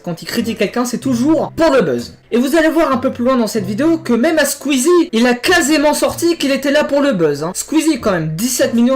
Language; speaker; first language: French; native; French